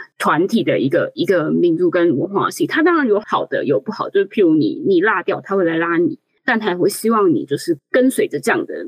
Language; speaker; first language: Chinese; native; Chinese